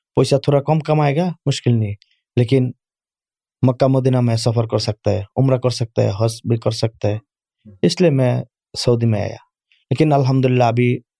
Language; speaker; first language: Urdu; non-native, learner; Bangla